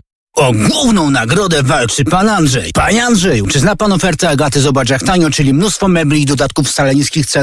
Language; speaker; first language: Polish; native; Polish